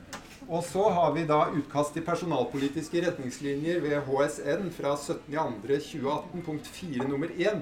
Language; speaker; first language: Norwegian; native; Norwegian